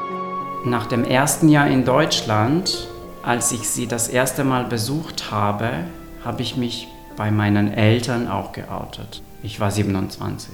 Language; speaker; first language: German; non-native, local second language; Romanian